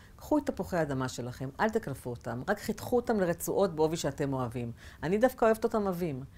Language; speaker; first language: Hebrew; native; Hebrew